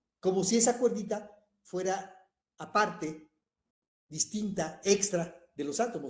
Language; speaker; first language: Spanish; native; Spanish